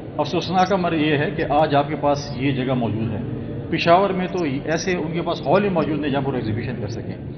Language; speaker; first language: Urdu; non-native, local second language; Saraiki